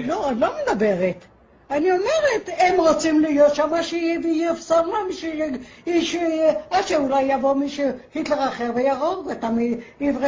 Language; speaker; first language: Hebrew; non-native, fluent; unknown